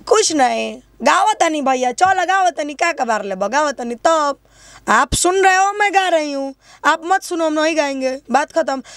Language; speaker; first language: Hindi; native; Hindi